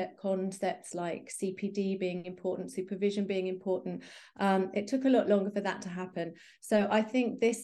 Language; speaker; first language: English; native; English